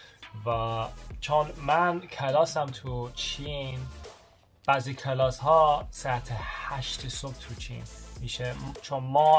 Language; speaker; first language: Persian; early bilingual, heritage; Persian